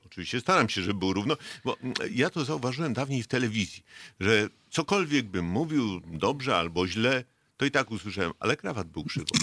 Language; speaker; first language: Polish; native; Polish